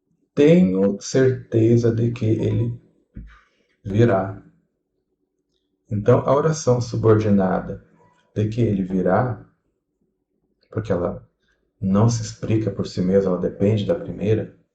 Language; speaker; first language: Portuguese; native; Portuguese